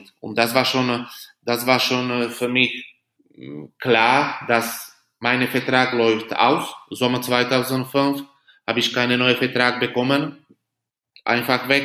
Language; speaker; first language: German; non-native, fluent; Slovak